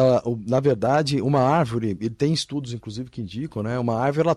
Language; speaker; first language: Portuguese; native; Portuguese